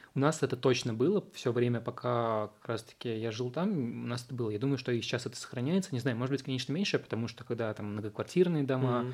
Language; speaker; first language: Russian; early bilingual, other home language; Uzbek